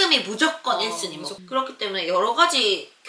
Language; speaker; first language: Korean; native; Korean